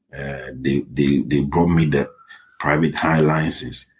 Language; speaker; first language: English; non-native, local second language; Akan